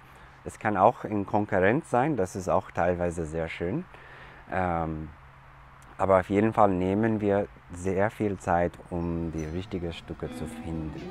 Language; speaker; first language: German; non-native, fluent; English